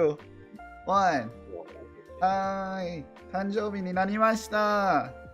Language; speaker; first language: Japanese; non-native, learner; English